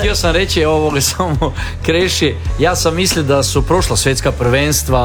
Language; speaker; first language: Serbian; native; Serbian